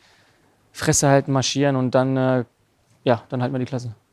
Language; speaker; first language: German; native; German